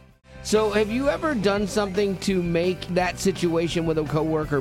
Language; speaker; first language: English; native; English